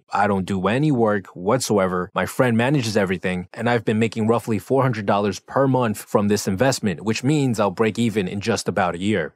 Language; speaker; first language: English; native; English